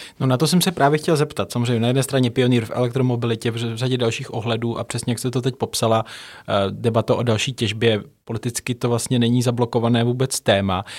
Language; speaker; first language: Czech; native; Czech